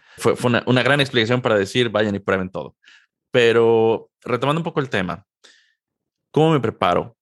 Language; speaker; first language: Spanish; native; Spanish